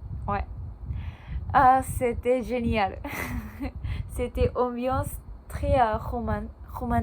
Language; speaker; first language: French; non-native, learner; Japanese